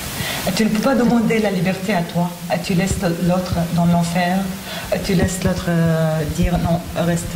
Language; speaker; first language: French; non-native, fluent; Arabic